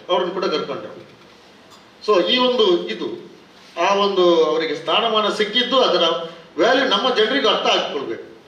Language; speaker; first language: Kannada; non-native, local second language; Malayalam